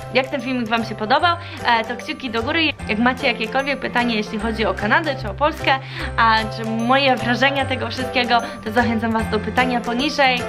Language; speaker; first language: Polish; early bilingual, other home language; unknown